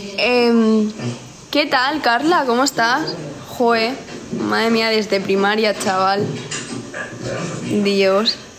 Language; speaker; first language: Spanish; native; Spanish